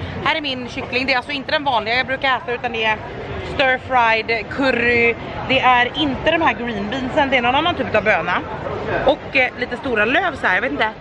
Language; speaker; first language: Swedish; native; Swedish